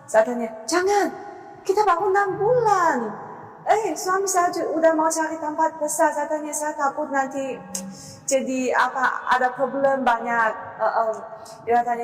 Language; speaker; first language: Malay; non-native, learner; Chinese